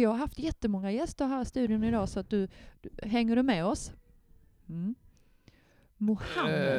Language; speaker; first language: Swedish; native; Swedish